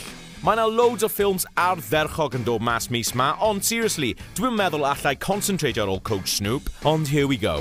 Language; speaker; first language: Welsh; native; Welsh